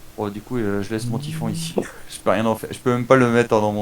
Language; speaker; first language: French; native; French